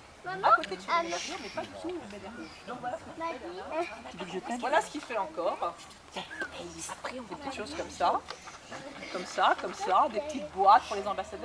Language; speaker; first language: French; native; French